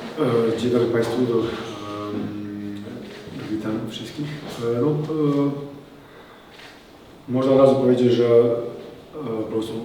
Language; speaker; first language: Polish; non-native, fluent; Serbian